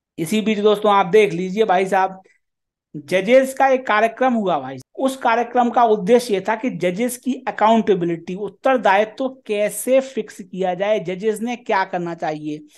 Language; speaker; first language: Hindi; native; Hindi